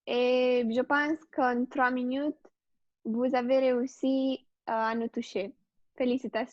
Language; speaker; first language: French; non-native, learner; Romanian